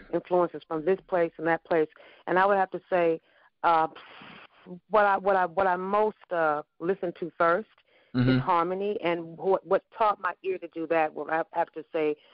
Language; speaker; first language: English; native; English